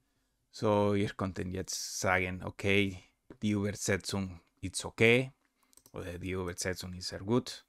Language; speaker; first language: German; non-native, learner; Spanish